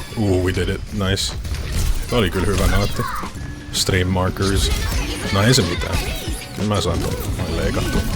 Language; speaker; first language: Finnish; non-native, fluent; English